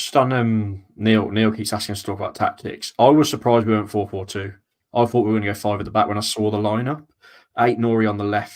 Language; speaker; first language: English; native; English